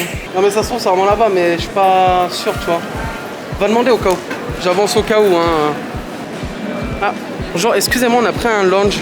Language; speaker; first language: French; native; French